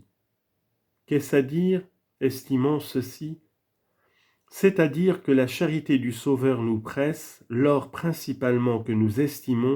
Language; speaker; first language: French; native; French